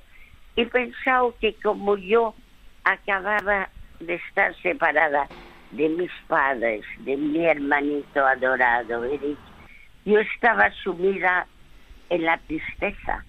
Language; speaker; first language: Spanish; early bilingual, other home language; French